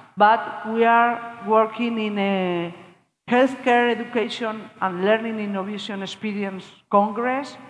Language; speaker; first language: English; non-native, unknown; Spanish